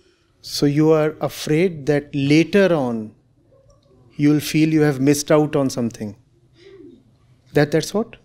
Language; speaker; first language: English; non-native, local second language; Hindi